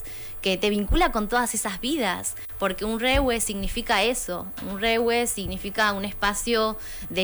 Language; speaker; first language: Spanish; native; Spanish